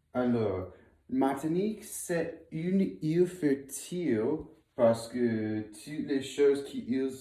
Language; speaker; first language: French; non-native, learner; English